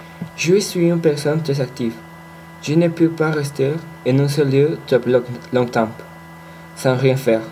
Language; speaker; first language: French; non-native, learner; Spanish